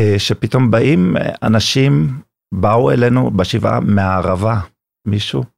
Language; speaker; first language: Hebrew; non-native, fluent; German